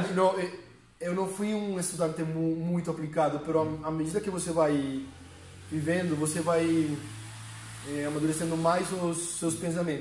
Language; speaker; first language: Portuguese; non-native, fluent; Spanish